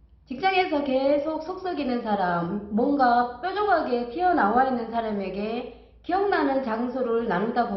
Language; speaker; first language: Korean; native; Korean